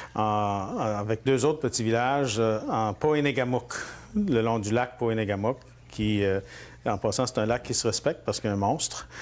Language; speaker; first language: French; native; French